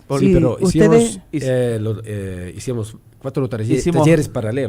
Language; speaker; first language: Spanish; non-native, fluent; German